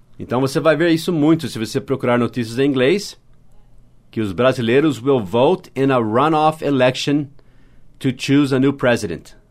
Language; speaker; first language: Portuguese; non-native, fluent; English